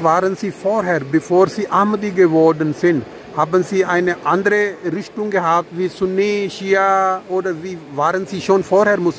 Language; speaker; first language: German; non-native, learner; Urdu